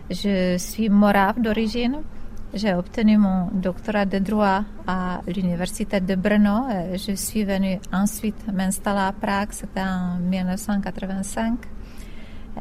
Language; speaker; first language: French; non-native, fluent; Czech